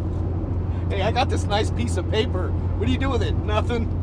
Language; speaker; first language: English; native; English